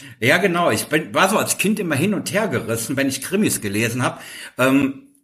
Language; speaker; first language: German; native; German